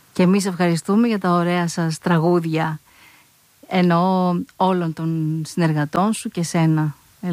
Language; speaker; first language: Greek; native; Greek